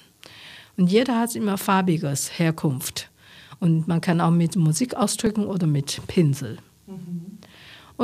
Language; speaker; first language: German; non-native, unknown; Chinese